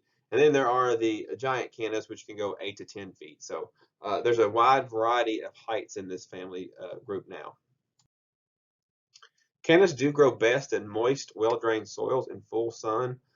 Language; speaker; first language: English; native; English